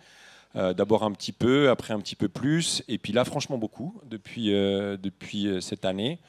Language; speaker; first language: French; native; French